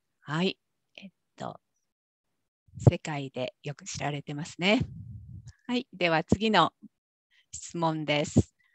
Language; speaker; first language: Japanese; native; Japanese